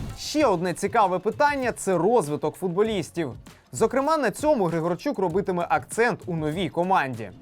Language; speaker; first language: Ukrainian; native; Ukrainian